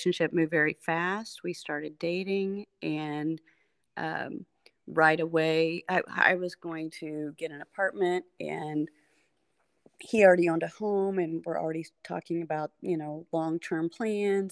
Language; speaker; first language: English; native; English